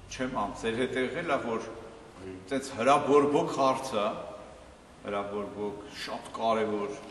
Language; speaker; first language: Armenian; native; Armenian